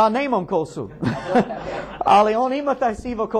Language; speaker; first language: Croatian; non-native, learner; English